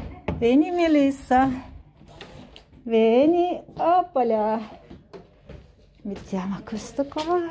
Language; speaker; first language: Italian; non-native, learner; Russian